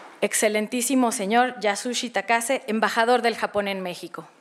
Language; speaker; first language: Spanish; native; Spanish